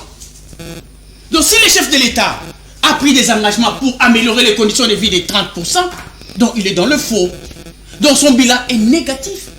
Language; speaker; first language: French; non-native, local second language; Lingala